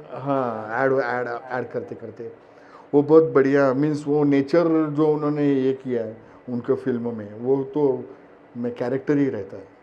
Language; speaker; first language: Hindi; non-native, local second language; Marathi